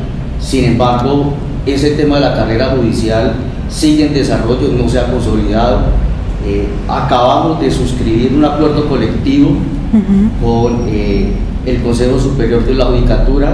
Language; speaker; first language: Spanish; native; Spanish